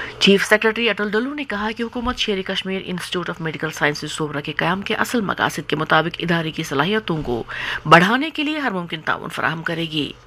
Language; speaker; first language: Urdu; non-native, local second language; Kashmiri